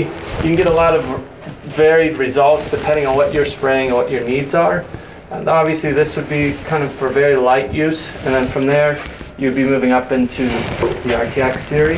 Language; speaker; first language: English; native; English